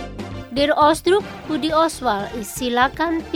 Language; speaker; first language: German; non-native, fluent; Indonesian